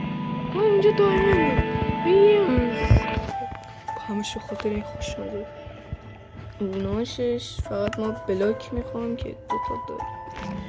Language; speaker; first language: Persian; native; Persian